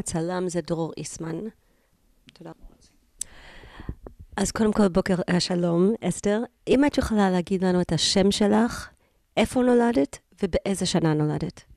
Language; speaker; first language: Hebrew; native; Hebrew